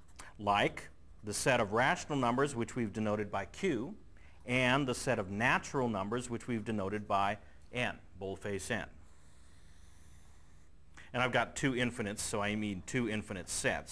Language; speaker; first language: English; native; English